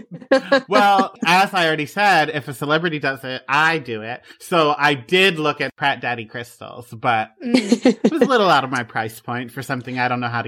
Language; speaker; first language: English; native; English